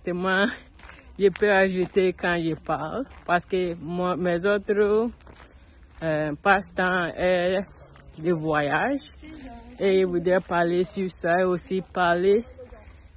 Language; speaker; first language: French; non-native, learner; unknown